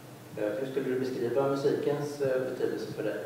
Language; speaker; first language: Swedish; native; Swedish